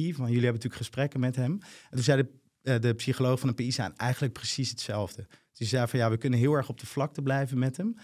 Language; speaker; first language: Dutch; native; Dutch